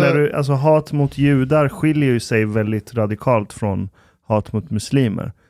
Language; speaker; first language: Swedish; early bilingual, other home language; Persian